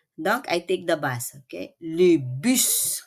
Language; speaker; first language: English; non-native, local second language; Filipino